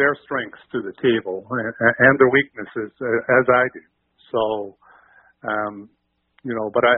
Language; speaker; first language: English; native; English